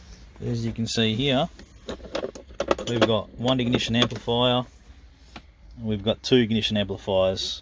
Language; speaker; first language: English; native; English